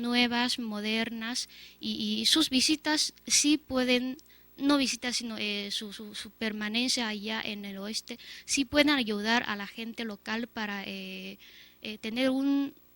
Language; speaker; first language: Spanish; non-native, fluent; Chinese